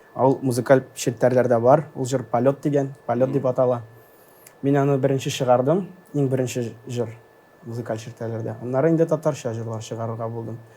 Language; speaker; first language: Tatar; non-native, local second language; Russian